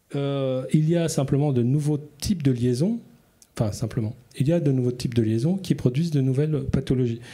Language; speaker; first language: French; native; French